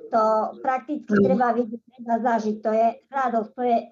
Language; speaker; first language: Slovak; native; Slovak